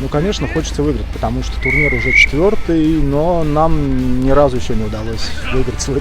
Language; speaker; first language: Russian; native; Russian